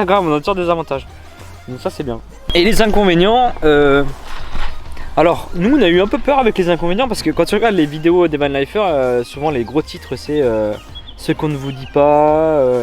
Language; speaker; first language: French; native; French